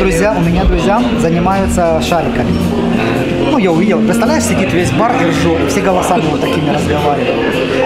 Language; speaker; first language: Russian; native; Russian